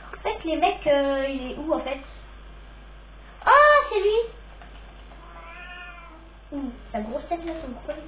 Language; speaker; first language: French; native; French